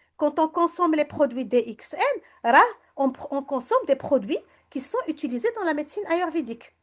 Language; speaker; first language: French; non-native, local second language; Arabic